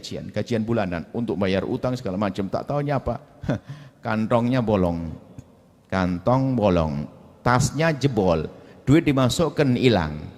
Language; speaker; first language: Indonesian; native; Indonesian